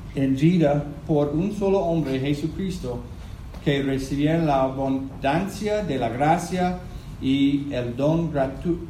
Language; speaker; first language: Spanish; non-native, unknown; English